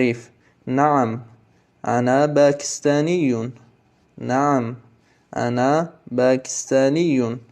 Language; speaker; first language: Arabic; non-native, fluent; Tajik